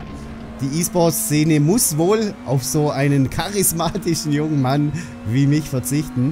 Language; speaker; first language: German; native; German